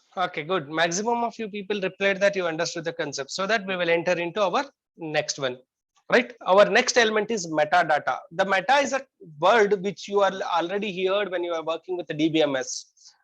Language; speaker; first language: English; non-native, local second language; Kannada